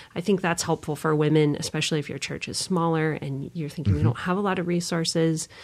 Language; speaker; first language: English; native; English